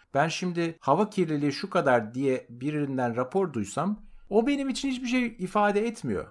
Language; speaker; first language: Turkish; native; Turkish